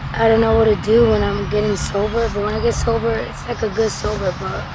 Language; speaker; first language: English; non-native, fluent; Spanish